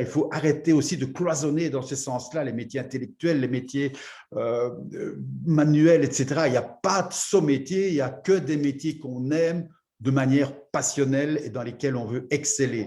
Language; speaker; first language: French; native; French